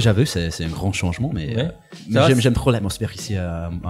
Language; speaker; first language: French; non-native, fluent; English